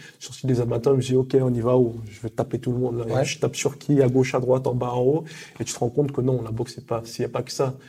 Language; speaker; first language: French; early bilingual, other home language; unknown